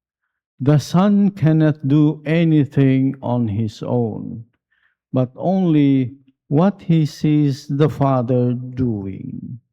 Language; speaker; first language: English; non-native, local second language; Filipino